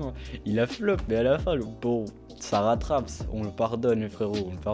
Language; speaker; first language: French; native; French